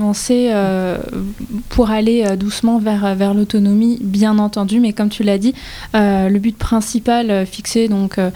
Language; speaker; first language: French; native; French